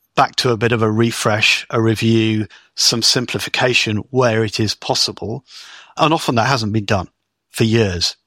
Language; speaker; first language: English; native; English